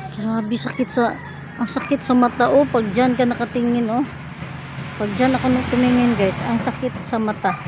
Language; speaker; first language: Filipino; non-native, local second language; Cebuano